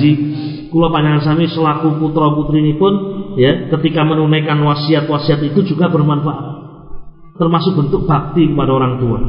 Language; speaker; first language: Indonesian; non-native, local second language; Javanese